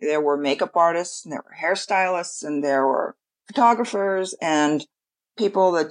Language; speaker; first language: English; native; English